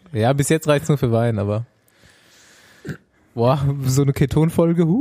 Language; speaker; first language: German; native; German